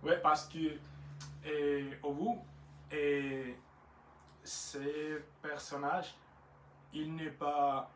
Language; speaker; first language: French; non-native, learner; Spanish